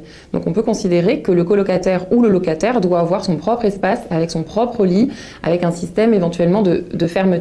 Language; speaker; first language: French; native; French